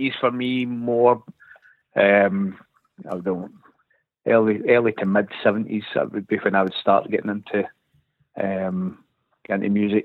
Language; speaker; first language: English; native; English